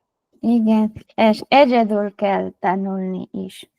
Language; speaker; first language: Hungarian; non-native, learner; Spanish